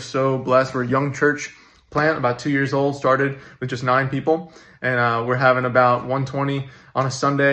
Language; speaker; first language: English; native; English